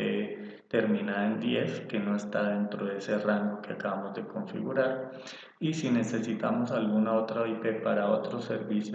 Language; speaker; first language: Spanish; native; Spanish